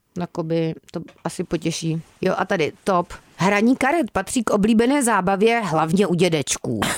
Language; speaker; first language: Czech; native; Czech